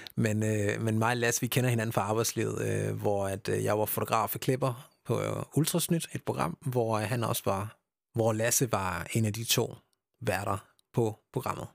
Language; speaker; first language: Danish; early bilingual, other home language; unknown